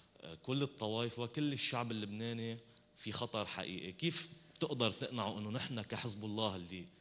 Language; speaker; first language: Arabic; native; Arabic